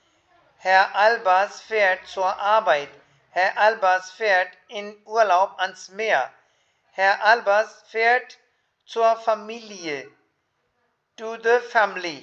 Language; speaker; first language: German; non-native, fluent; Hindi